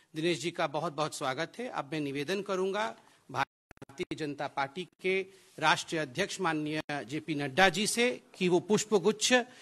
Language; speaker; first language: Hindi; native; Hindi